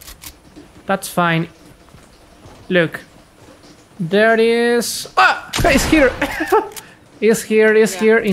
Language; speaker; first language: English; non-native, learner; Spanish